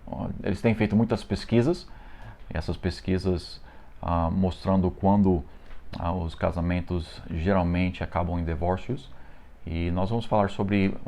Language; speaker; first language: Portuguese; non-native, fluent; English